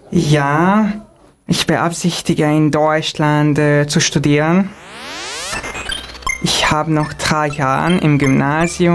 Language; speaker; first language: German; non-native, fluent; Hungarian